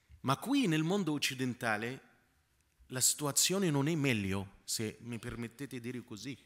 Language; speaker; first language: Italian; non-native, fluent; Arabic